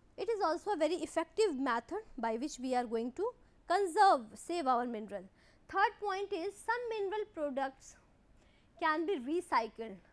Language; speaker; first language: English; non-native, local second language; Hindi